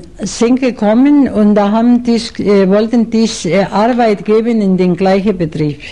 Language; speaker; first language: German; non-native, fluent; Spanish